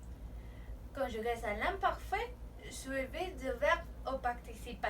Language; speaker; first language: French; non-native, learner; Spanish